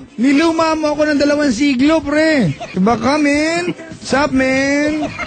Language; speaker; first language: Filipino; native; Filipino